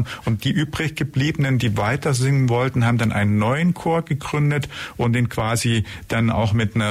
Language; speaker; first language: German; native; German